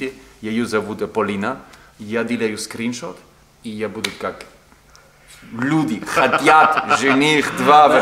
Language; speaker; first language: Russian; non-native, learner; German